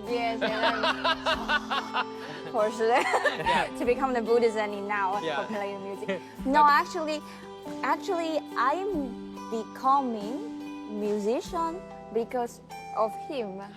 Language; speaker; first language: English; non-native, learner; Chinese